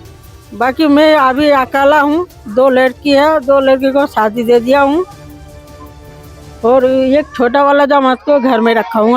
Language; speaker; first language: Hindi; non-native, local second language; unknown